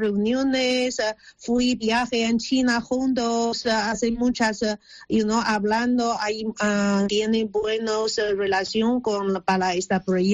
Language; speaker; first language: Spanish; non-native, learner; Chinese